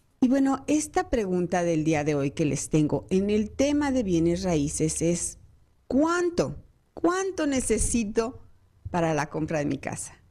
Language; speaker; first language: Spanish; native; Spanish